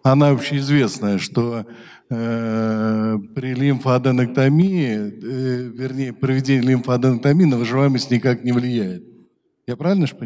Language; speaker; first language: Russian; native; Russian